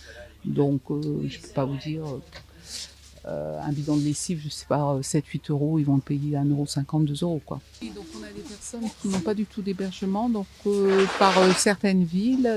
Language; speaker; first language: French; native; French